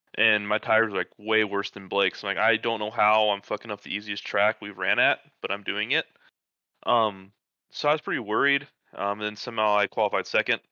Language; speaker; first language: English; native; English